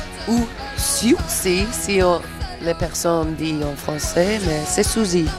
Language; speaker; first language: French; non-native, fluent; English